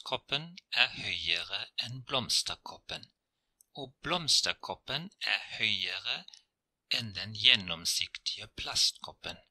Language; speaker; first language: Norwegian; non-native, fluent; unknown